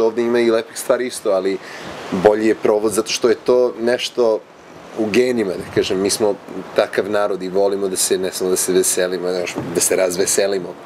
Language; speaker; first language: Croatian; early bilingual, other home language; Serbian